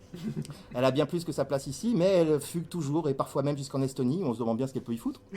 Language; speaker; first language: French; native; French